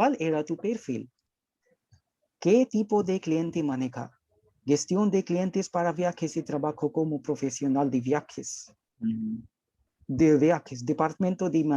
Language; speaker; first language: Spanish; non-native, learner; Hindi